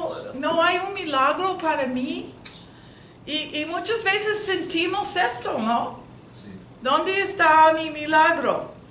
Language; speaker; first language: Spanish; non-native, learner; English